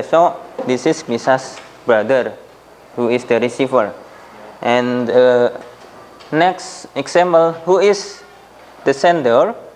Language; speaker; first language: English; non-native, fluent; Indonesian